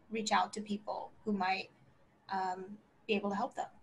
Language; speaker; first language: English; native; English